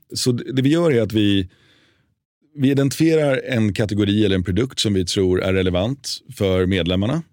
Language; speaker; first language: Swedish; native; Swedish